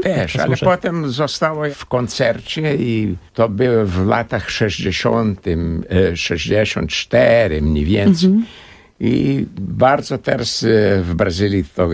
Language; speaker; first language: Polish; early bilingual, heritage; Portuguese